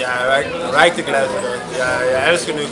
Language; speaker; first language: Danish; non-native, learner; English